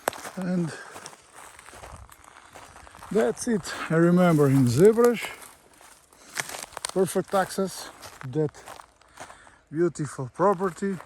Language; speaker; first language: English; non-native, learner; Portuguese